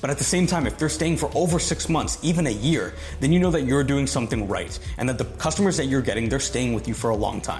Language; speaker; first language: English; native; English